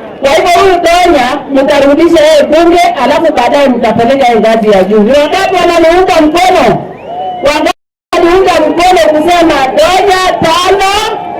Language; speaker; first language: Swahili; non-native, local second language; Masai